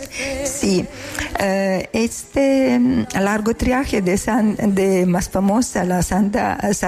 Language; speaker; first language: Spanish; non-native, fluent; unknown